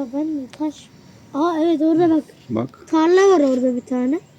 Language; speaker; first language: Turkish; early bilingual, heritage; Turkish